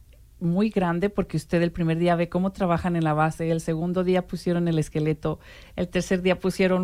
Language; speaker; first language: Spanish; native; Spanish